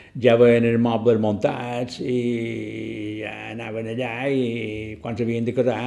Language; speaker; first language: Catalan; native; Catalan